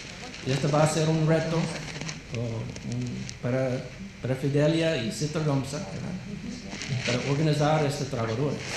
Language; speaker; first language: Spanish; non-native, fluent; English